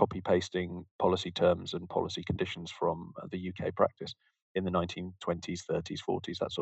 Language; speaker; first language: English; native; English